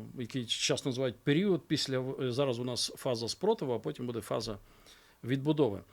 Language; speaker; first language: Ukrainian; native; Ukrainian